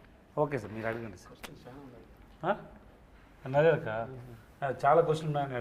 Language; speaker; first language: Telugu; non-native, learner; Tamil